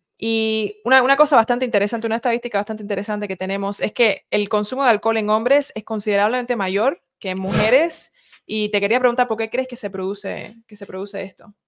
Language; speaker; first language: Spanish; early bilingual, heritage; Spanish